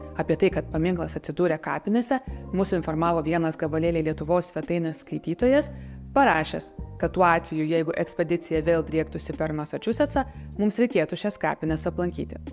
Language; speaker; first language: Lithuanian; native; Lithuanian